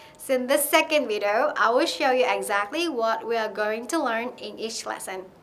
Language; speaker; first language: English; non-native, fluent; Vietnamese